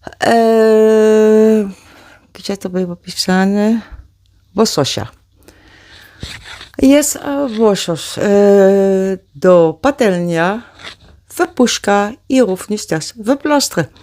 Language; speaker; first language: Polish; non-native, learner; Dutch